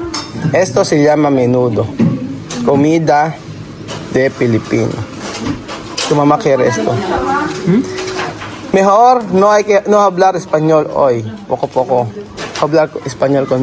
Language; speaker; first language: Spanish; non-native, learner; Filipino